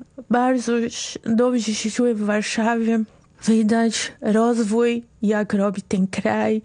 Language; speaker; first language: Polish; non-native, fluent; Portuguese